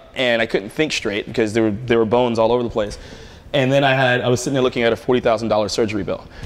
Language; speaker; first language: English; native; English